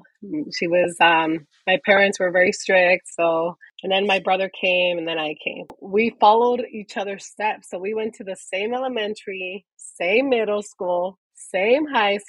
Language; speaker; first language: English; native; English